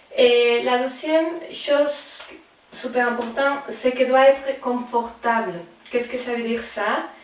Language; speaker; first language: French; non-native, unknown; Spanish